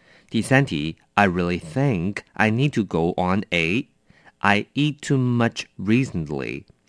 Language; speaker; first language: English; non-native, fluent; Chinese